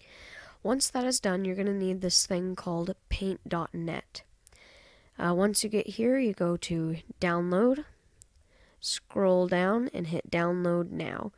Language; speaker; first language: English; native; English